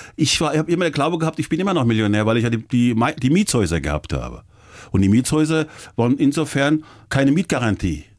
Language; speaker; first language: German; native; German